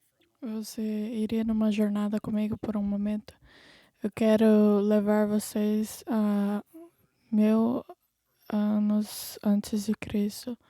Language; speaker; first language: Portuguese; non-native, fluent; English